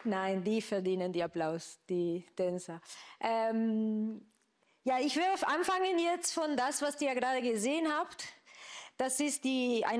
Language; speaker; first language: German; non-native, fluent; Spanish